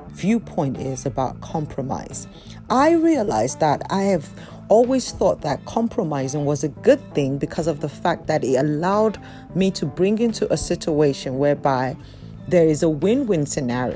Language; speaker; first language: English; non-native, local second language; Yoruba